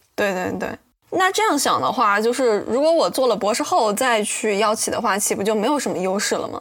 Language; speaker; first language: Chinese; native; Chinese